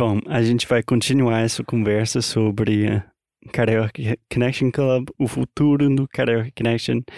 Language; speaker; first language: Portuguese; non-native, fluent; English